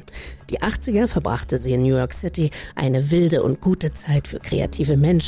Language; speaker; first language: German; native; German